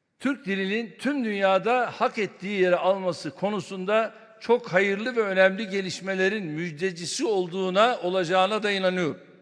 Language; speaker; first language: Turkish; native; Turkish